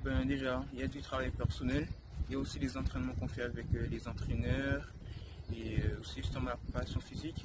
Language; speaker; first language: French; native; French